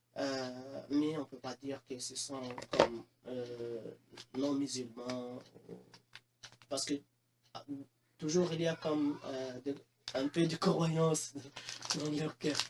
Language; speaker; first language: French; non-native, local second language; Arabic